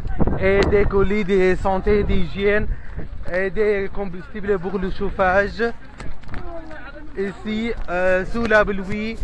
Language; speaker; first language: French; non-native, fluent; Arabic